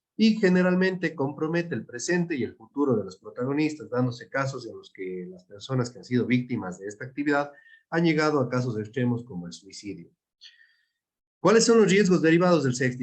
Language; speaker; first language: Spanish; native; Spanish